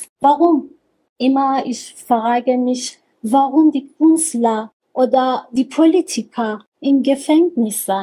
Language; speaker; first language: German; non-native, learner; Persian